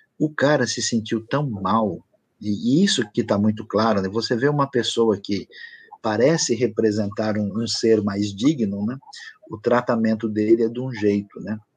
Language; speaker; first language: Portuguese; native; Portuguese